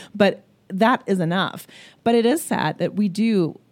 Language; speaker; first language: English; early bilingual, other home language; German